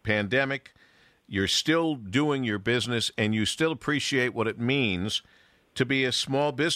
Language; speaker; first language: English; native; English